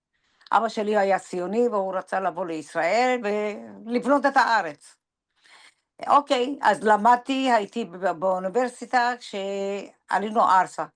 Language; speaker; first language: Hebrew; non-native, fluent; Persian